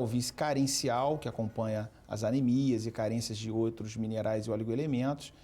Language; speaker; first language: Portuguese; native; Portuguese